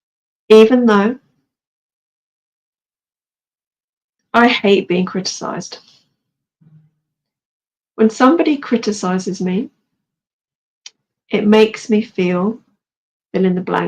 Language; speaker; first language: English; native; English